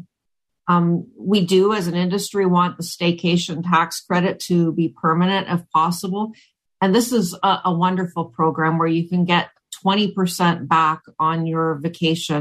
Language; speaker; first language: English; native; English